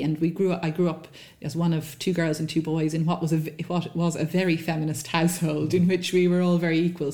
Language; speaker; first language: English; native; English